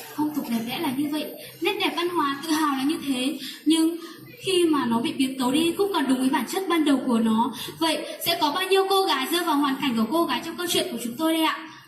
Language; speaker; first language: Vietnamese; non-native, local second language; Hmong